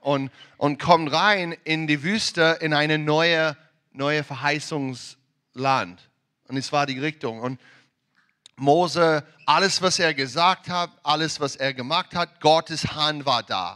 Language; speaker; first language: German; non-native, fluent; English